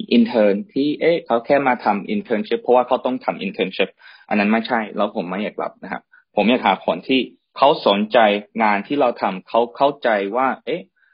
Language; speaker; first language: Thai; early bilingual, heritage; Thai